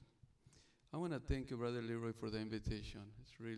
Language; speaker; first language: English; non-native, learner; Spanish